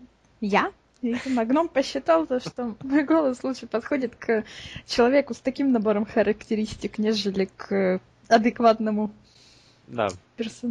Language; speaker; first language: Russian; native; Russian